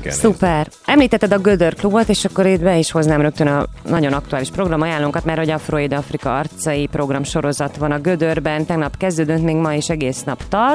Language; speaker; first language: Hungarian; native; Hungarian